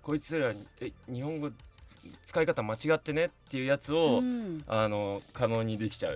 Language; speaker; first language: Japanese; native; Japanese